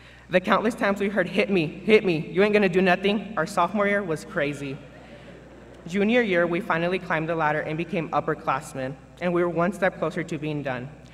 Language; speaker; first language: English; early bilingual, other home language; Spanish